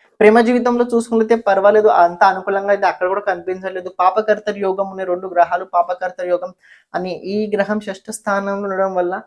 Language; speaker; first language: Telugu; non-native, local second language; Marathi